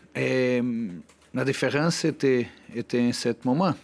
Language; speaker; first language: French; non-native, learner; Portuguese